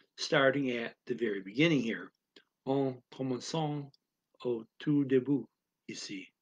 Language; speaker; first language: French; non-native, learner; English